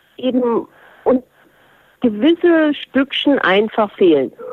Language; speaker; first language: German; native; German